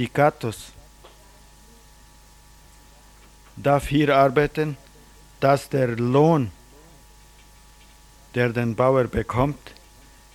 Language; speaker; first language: German; early bilingual, heritage; German